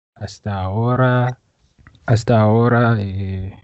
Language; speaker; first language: Spanish; non-native, learner; Indonesian